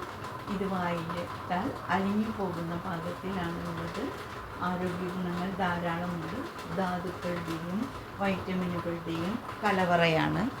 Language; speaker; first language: Malayalam; native; Malayalam